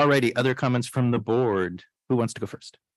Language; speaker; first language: English; native; English